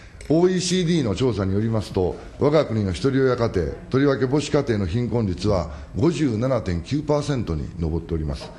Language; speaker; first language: Japanese; native; Japanese